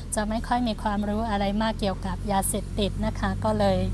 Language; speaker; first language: Thai; non-native, fluent; Shan